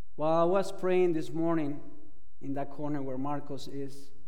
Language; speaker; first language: English; non-native, fluent; Spanish